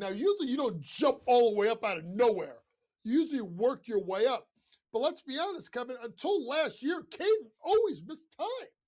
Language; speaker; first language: English; native; English